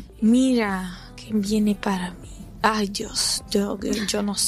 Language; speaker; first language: Spanish; non-native, fluent; Portuguese